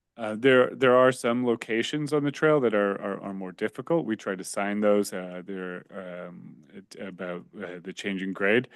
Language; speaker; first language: English; native; English